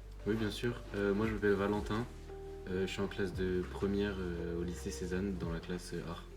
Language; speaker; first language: French; native; French